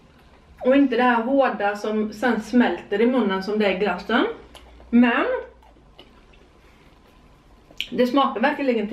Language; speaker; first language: Swedish; native; Swedish